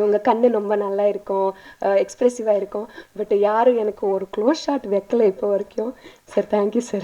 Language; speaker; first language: Tamil; non-native, learner; Telugu